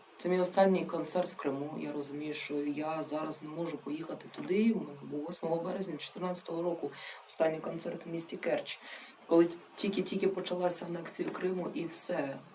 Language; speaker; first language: Ukrainian; non-native, local second language; Russian